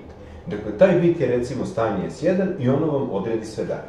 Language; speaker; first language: Serbian; native; Serbian